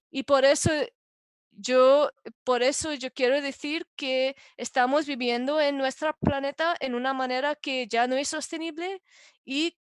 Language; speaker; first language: Spanish; non-native, fluent; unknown